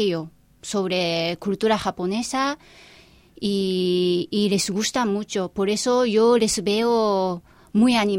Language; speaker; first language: Spanish; non-native, fluent; Japanese